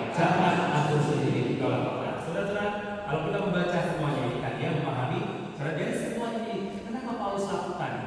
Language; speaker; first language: Indonesian; native; Indonesian